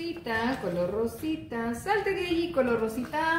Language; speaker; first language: Spanish; native; Spanish